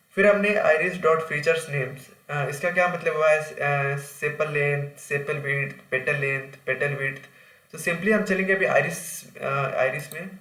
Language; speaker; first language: Hindi; native; Hindi